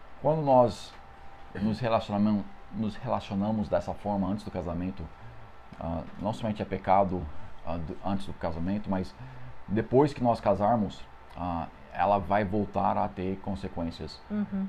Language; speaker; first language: Portuguese; non-native, fluent; English